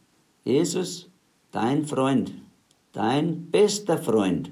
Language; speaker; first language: German; native; German